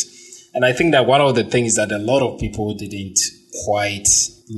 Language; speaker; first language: English; non-native, local second language; Akan